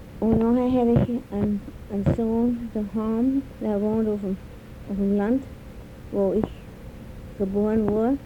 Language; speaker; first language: German; early bilingual, heritage; German